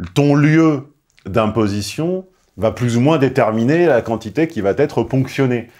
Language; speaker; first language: French; native; French